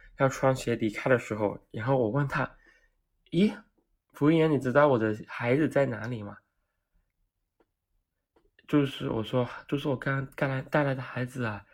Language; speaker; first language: Chinese; non-native, local second language; Cantonese